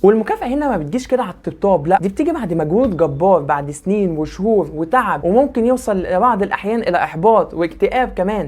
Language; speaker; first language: Arabic; native; Arabic